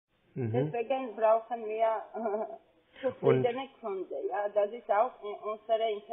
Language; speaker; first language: German; non-native, fluent; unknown